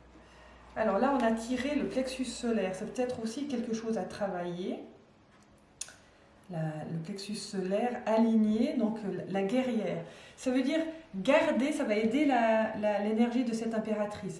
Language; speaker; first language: French; native; French